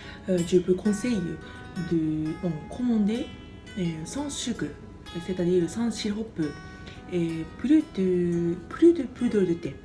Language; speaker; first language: French; non-native, fluent; Japanese